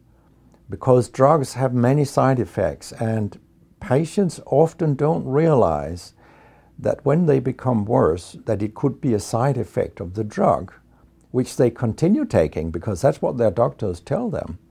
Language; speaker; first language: English; non-native, fluent; Danish